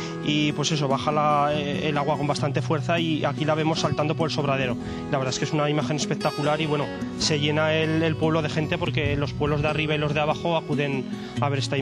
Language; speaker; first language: Spanish; native; Spanish